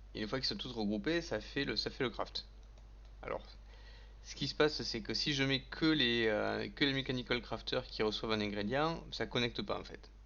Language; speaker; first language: French; native; French